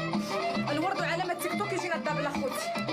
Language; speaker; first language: Arabic; native; Arabic